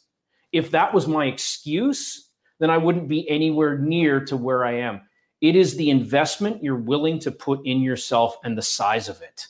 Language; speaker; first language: English; native; English